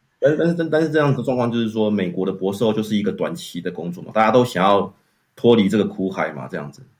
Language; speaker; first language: Chinese; native; Chinese